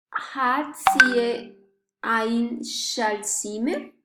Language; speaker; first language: German; non-native, learner; Spanish